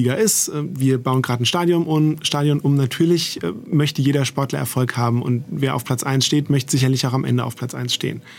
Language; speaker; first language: German; native; German